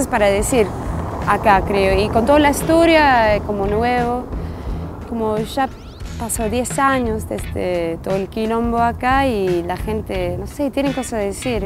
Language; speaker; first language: Spanish; non-native, fluent; English